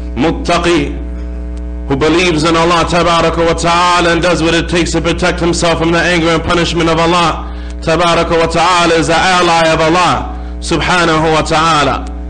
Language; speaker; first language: English; native; English